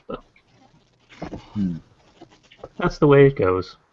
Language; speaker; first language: English; native; English